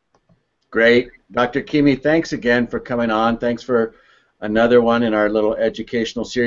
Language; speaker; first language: English; native; English